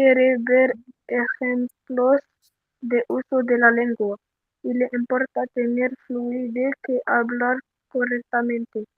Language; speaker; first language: Spanish; non-native, learner; Arabic